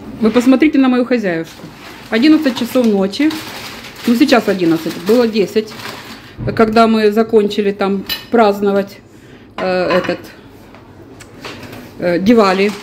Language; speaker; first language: Russian; native; Russian